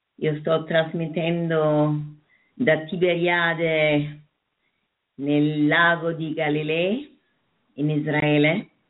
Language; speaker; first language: Italian; non-native, fluent; German